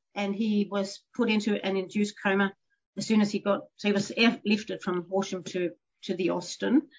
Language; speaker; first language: English; non-native, fluent; Danish